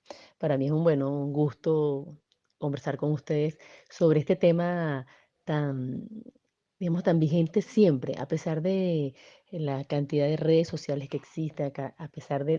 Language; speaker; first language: Spanish; native; Spanish